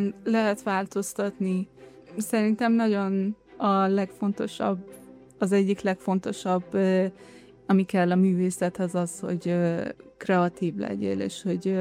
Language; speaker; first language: Hungarian; early bilingual, heritage; Hungarian